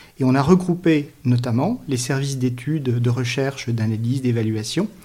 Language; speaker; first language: French; native; French